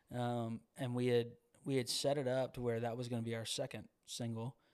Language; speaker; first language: English; native; English